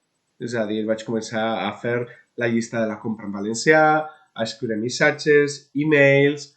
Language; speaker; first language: Catalan; non-native, local second language; Spanish